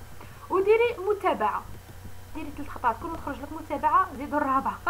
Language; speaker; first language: Arabic; native; Arabic